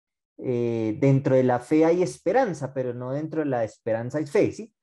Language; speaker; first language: Spanish; native; Spanish